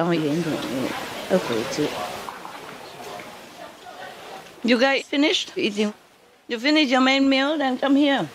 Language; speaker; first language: English; non-native, fluent; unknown